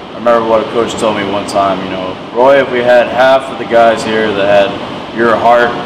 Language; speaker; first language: English; native; English